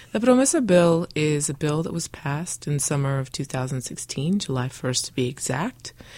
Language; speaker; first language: English; early bilingual, other home language; Spanish